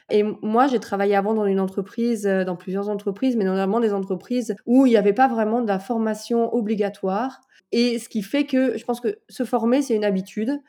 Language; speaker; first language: French; native; French